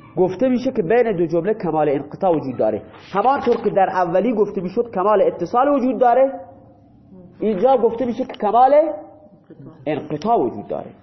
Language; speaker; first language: Persian; non-native, local second language; Baluchi